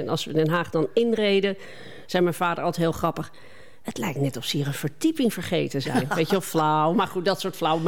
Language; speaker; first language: Dutch; native; Dutch